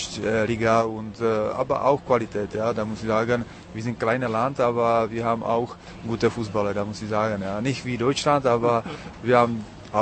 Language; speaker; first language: German; non-native, learner; Czech